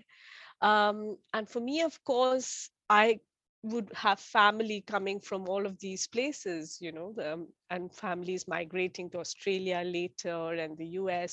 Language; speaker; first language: English; non-native, local second language; Bangla